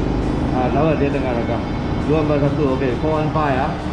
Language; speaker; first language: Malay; non-native, local second language; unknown